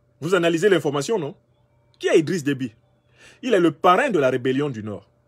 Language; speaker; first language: French; non-native, local second language; Basaa